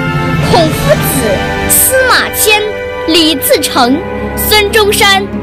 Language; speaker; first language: Chinese; native; Chinese